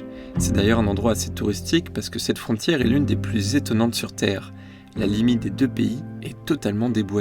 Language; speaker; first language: French; native; French